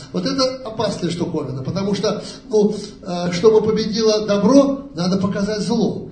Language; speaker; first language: Russian; native; Russian